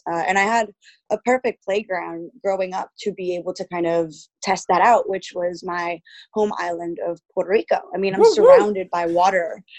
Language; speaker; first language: English; early bilingual, other home language; Spanish